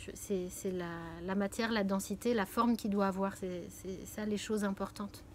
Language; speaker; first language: French; native; French